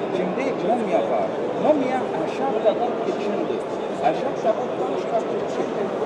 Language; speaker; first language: Turkish; non-native, learner; Arabic